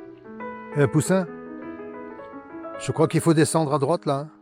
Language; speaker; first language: French; native; French